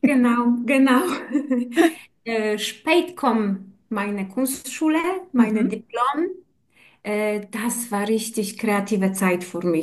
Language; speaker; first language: German; non-native, learner; Polish